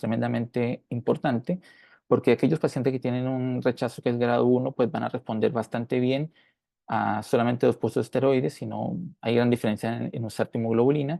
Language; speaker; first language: Spanish; native; Spanish